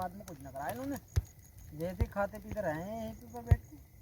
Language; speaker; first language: Hindi; non-native, local second language; Bangla